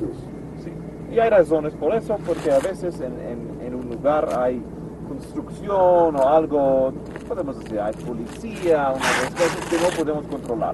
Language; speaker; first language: Spanish; non-native, learner; English